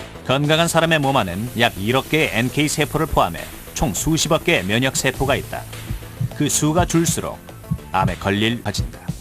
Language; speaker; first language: Korean; native; Korean